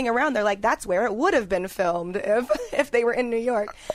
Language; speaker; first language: English; native; English